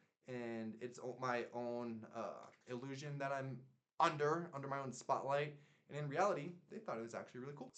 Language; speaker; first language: English; native; English